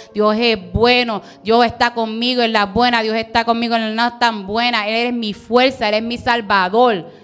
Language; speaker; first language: Spanish; early bilingual, heritage; Spanish